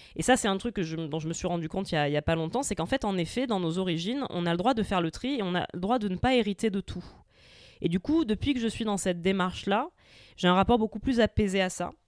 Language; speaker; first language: French; native; French